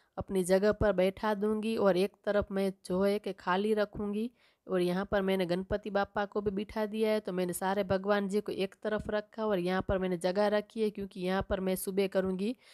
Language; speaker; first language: Hindi; non-native, local second language; Gujarati